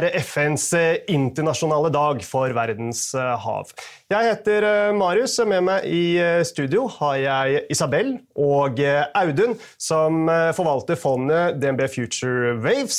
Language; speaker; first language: Norwegian; native; Norwegian